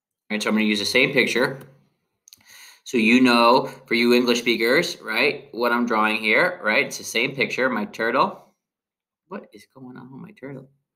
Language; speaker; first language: English; early bilingual, other home language; Spanish